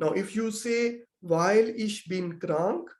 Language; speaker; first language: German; non-native, learner; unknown